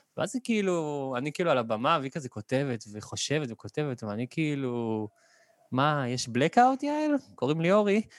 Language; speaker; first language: Hebrew; native; Hebrew